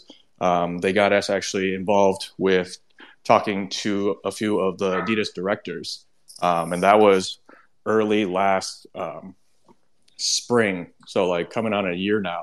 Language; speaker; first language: English; non-native, local second language; Cantonese